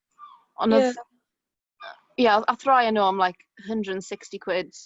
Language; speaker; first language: Welsh; native; Welsh